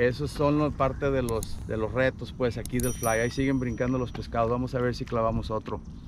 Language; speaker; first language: Spanish; native; Spanish